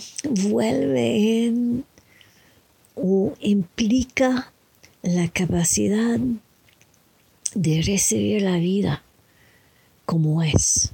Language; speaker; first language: Spanish; non-native, learner; English